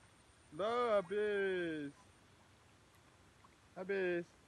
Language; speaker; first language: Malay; non-native, local second language; Javanese